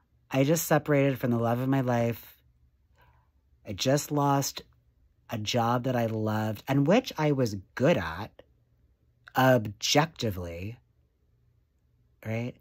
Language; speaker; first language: English; native; English